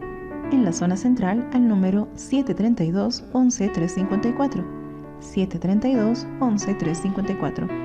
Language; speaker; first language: Spanish; native; Spanish